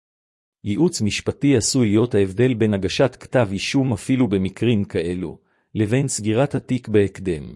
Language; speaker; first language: Hebrew; native; Hebrew